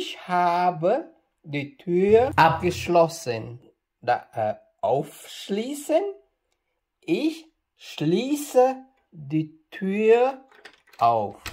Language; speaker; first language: German; non-native, fluent; Khmer